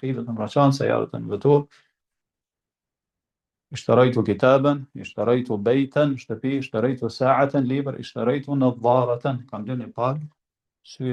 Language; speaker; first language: Arabic; non-native, fluent; Albanian